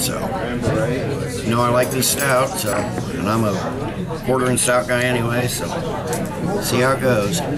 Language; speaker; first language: English; native; English